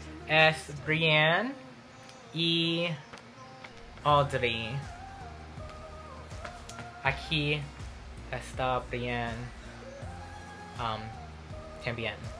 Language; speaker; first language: Spanish; non-native, learner; English